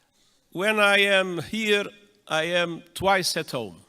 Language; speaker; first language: English; non-native, fluent; Portuguese